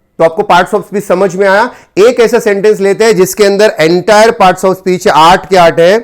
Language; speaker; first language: Hindi; non-native, local second language; Marathi